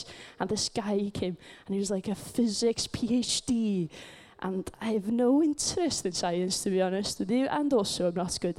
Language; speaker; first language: English; native; English